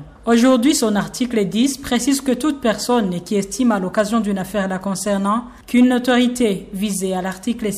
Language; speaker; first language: French; non-native, local second language; Rundi